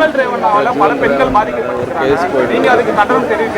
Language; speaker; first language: Tamil; native; Tamil